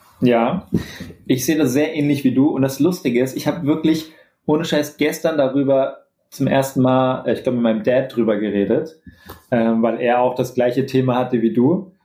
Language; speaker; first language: German; native; German